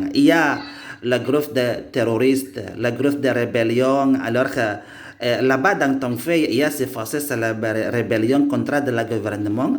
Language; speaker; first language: French; non-native, learner; Indonesian